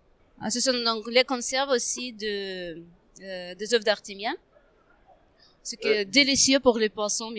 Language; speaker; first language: French; non-native, fluent; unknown